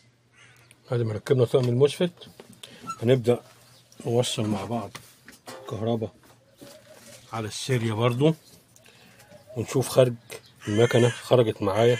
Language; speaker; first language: Arabic; native; Arabic